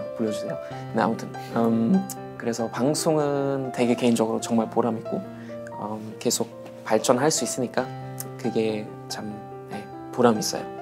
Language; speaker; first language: Korean; non-native, fluent; German